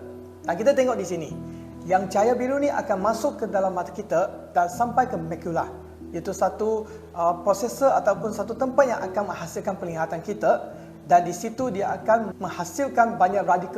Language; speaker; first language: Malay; non-native, local second language; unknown